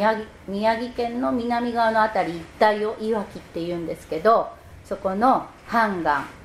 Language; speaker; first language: Japanese; native; Japanese